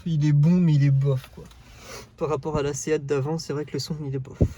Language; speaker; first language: French; native; French